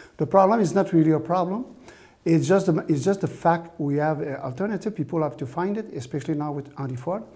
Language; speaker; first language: English; non-native, fluent; French